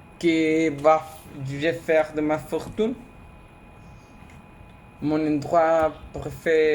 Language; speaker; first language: French; non-native, learner; Spanish